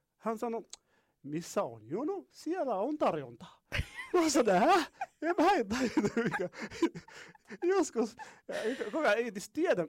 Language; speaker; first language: Finnish; non-native, learner; Arabic